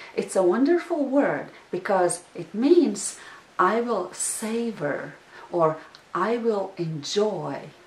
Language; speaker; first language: English; non-native, fluent; Latvian